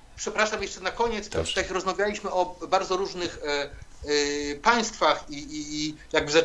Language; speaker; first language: Polish; native; Polish